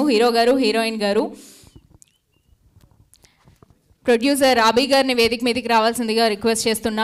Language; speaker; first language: Telugu; native; Telugu